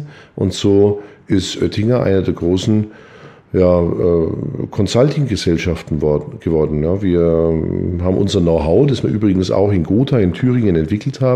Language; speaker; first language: German; native; German